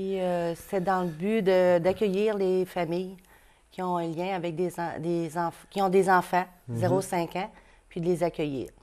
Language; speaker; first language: French; native; French